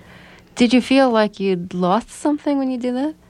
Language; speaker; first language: English; native; English